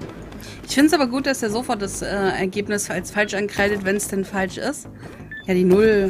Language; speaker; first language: German; native; German